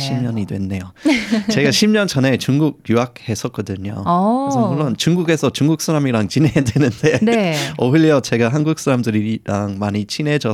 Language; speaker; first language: Korean; non-native, fluent; English